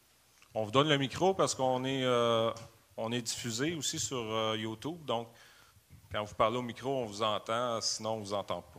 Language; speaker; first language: French; native; French